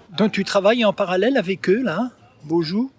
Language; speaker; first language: French; native; French